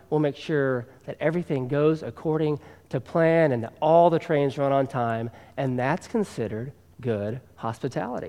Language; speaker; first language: English; native; English